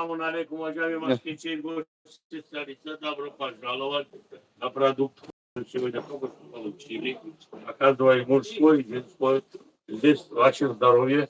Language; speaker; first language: Russian; non-native, fluent; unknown